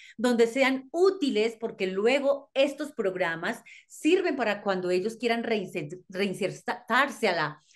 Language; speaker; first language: Spanish; native; Spanish